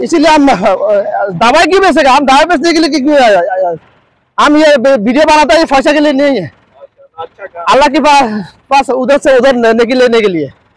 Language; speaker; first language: Hindi; non-native, learner; Bangla